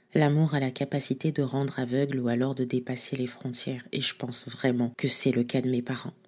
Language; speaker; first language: French; non-native, local second language; Lingala